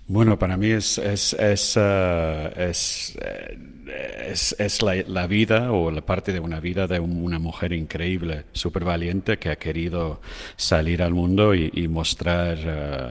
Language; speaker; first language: Spanish; non-native, fluent; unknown